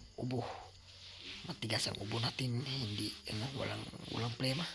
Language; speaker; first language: Filipino; non-native, local second language; Cebuano